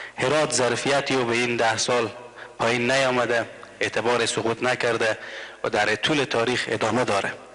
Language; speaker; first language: Persian; native; Persian